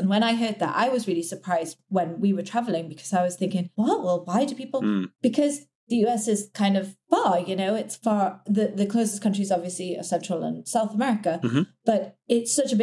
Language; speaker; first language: English; native; English